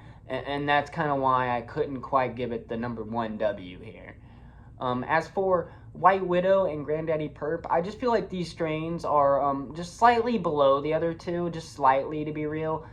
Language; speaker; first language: English; native; English